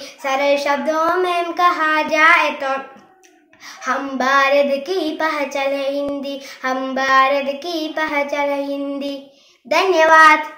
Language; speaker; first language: Hindi; non-native, local second language; Malayalam